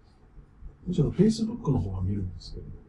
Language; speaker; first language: Japanese; native; Japanese